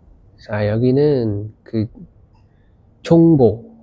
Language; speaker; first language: Korean; non-native, learner; Indonesian